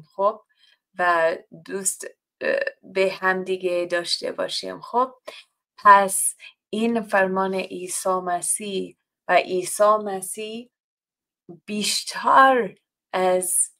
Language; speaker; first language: Persian; non-native, fluent; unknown